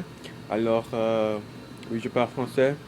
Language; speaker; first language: French; non-native, local second language; English